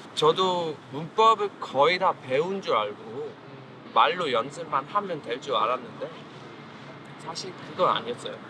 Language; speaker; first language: Korean; non-native, fluent; English